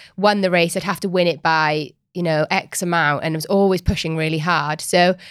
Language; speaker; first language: English; native; English